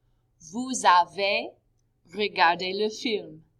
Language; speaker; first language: French; non-native, fluent; English